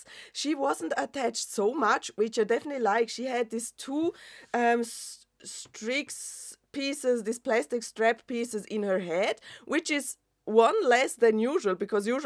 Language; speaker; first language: English; non-native, fluent; German